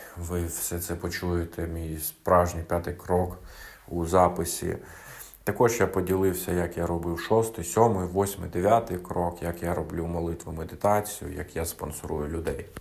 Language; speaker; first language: Ukrainian; non-native, local second language; Russian